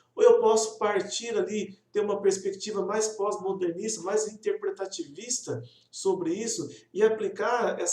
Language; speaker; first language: Portuguese; native; Portuguese